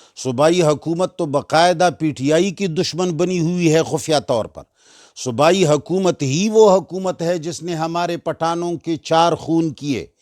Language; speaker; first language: Urdu; non-native, local second language; Pashto